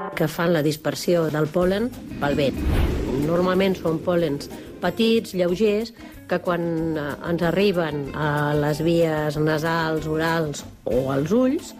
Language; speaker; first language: Catalan; native; Catalan